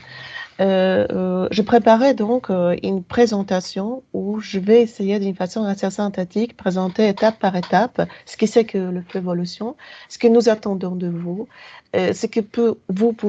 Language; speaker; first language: French; non-native, fluent; Polish